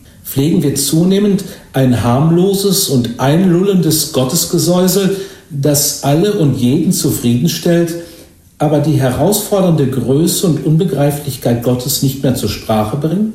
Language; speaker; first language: German; native; German